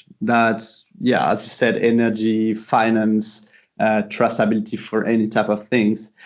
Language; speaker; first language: English; non-native, fluent; French